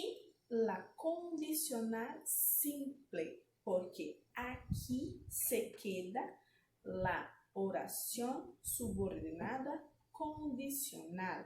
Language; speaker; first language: Spanish; non-native, fluent; Portuguese